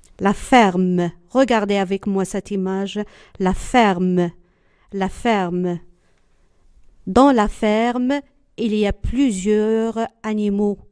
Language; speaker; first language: French; non-native, local second language; Arabic